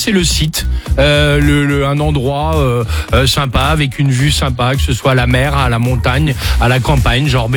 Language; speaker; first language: French; native; French